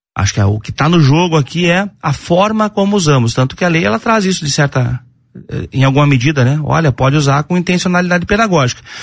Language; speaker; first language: Portuguese; native; Portuguese